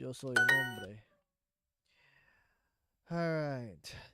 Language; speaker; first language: Spanish; non-native, learner; English